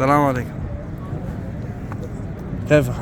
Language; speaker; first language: Arabic; non-native, learner; Tajik